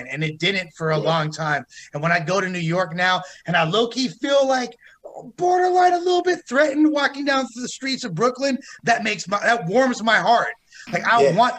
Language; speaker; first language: English; native; English